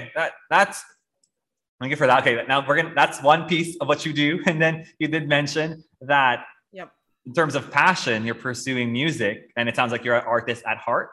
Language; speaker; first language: English; non-native, local second language; Filipino